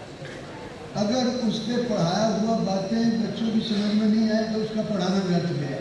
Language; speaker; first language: Hindi; native; Hindi